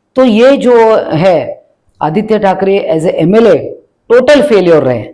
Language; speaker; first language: Hindi; non-native, local second language; Marathi